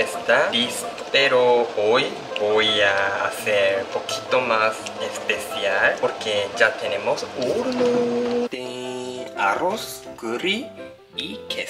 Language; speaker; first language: Spanish; non-native, learner; Japanese